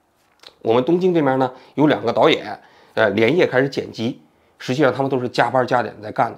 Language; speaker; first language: Chinese; native; Chinese